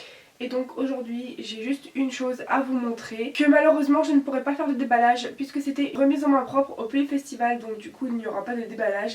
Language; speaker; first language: French; native; French